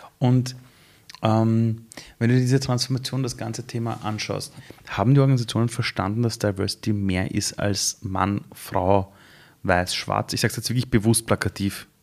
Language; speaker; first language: German; early bilingual, other home language; Persian